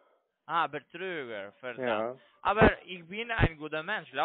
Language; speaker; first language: German; non-native, learner; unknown